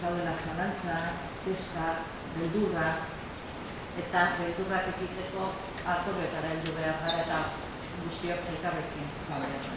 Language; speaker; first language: Basque; native; Basque